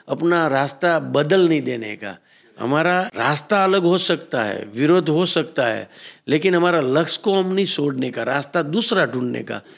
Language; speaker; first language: Hindi; non-native, local second language; Gujarati